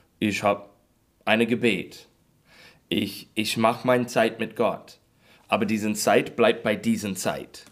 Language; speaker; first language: German; non-native, learner; English